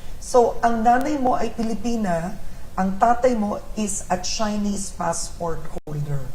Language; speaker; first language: Filipino; native; Filipino